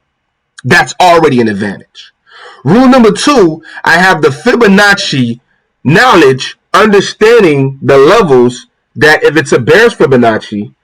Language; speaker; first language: English; native; English